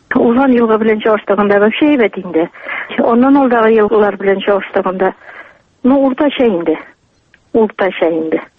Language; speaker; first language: Tatar; native; Tatar